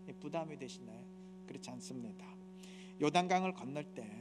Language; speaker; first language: Korean; native; Korean